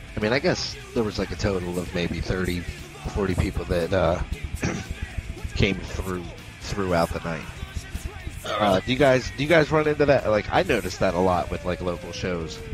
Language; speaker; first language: English; native; English